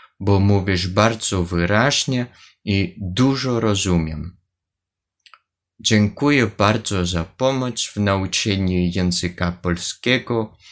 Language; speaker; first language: Polish; non-native, learner; Russian